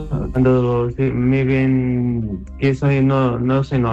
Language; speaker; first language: Spanish; non-native, learner; Arabic